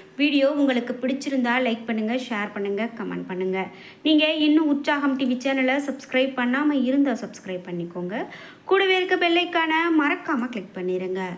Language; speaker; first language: Tamil; native; Tamil